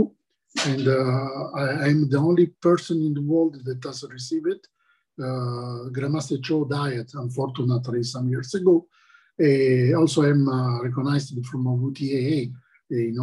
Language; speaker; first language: English; non-native, learner; Italian